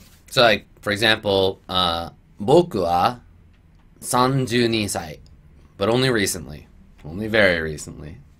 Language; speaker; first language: English; native; English